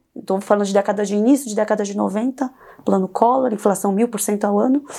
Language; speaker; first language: Portuguese; early bilingual, other home language; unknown